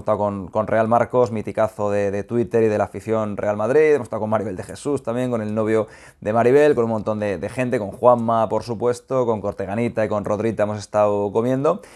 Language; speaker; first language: Spanish; native; Spanish